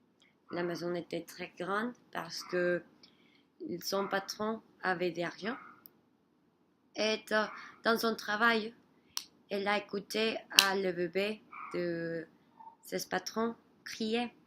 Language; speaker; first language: French; non-native, learner; Spanish